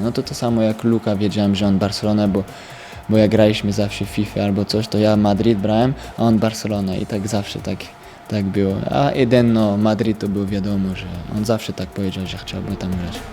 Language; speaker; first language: Polish; early bilingual, heritage; French